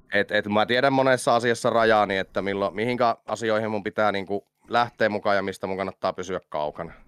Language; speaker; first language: Finnish; native; Finnish